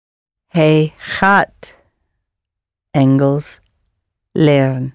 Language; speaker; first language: Dutch; non-native, learner; English